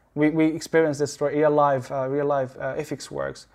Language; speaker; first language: English; non-native, learner; Arabic